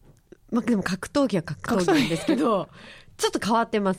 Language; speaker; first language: Japanese; native; Japanese